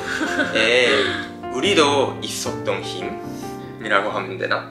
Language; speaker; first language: Korean; non-native, fluent; Japanese